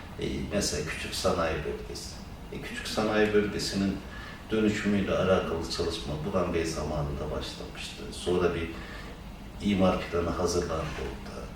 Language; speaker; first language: Turkish; native; Turkish